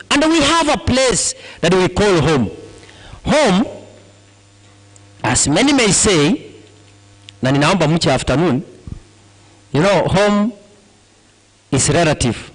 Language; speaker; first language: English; non-native, local second language; Gusii